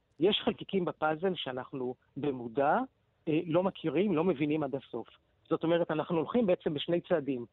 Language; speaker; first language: Hebrew; native; Hebrew